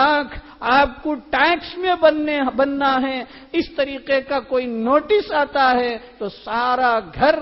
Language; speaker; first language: Urdu; native; Urdu